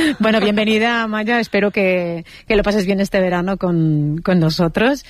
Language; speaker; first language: Spanish; native; Spanish